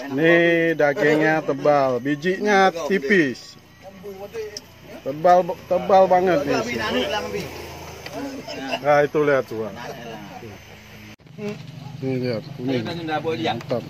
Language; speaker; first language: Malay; non-native, local second language; Achinese